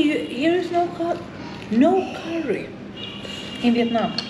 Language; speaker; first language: English; non-native, fluent; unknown